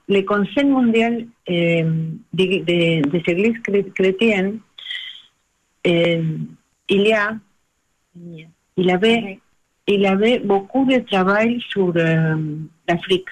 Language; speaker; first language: French; non-native, learner; Spanish